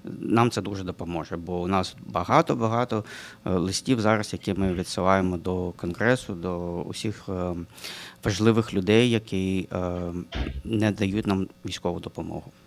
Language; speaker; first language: Ukrainian; non-native, local second language; Russian